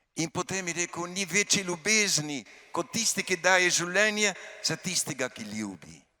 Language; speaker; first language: Slovenian; early bilingual, heritage; Slovenian